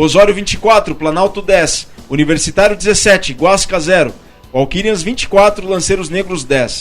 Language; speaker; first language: Portuguese; native; Portuguese